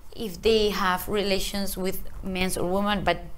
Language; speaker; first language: English; non-native, learner; Spanish